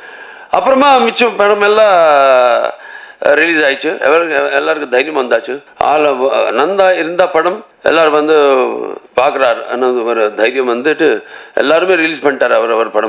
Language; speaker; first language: Tamil; non-native, local second language; Telugu